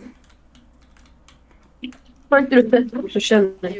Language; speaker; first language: Swedish; native; Swedish